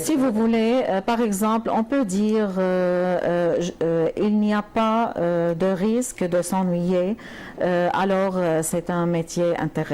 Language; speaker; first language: French; non-native, fluent; Arabic